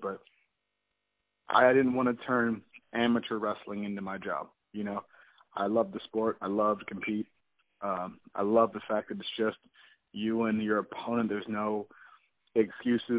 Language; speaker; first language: English; native; English